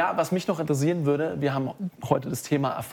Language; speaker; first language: German; native; German